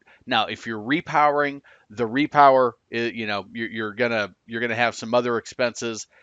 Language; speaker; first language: English; native; English